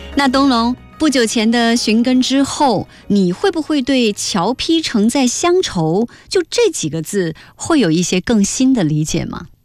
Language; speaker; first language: Chinese; native; Chinese